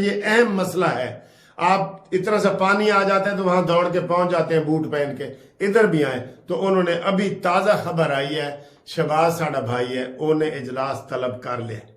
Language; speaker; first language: Hindi; non-native, local second language; Punjabi